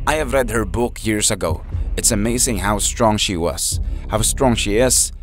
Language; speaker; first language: English; non-native, local second language; Filipino